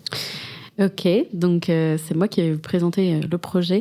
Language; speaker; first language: French; native; French